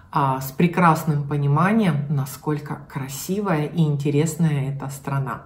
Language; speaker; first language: Russian; native; Russian